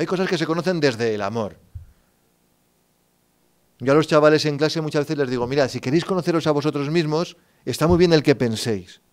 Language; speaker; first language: Spanish; native; Spanish